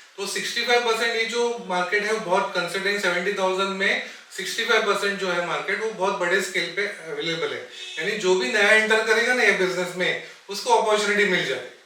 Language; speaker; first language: Hindi; non-native, local second language; Marathi